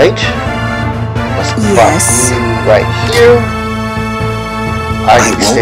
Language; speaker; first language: English; native; English